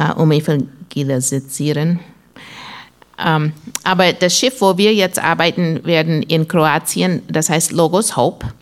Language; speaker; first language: German; non-native, learner; English